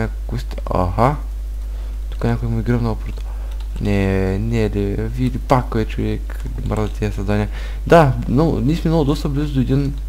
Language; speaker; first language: Bulgarian; native; Bulgarian